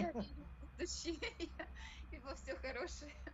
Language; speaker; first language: Russian; native; Russian